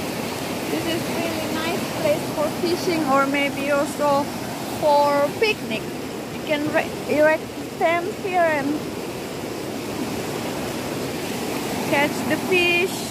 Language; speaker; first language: English; non-native, learner; Indonesian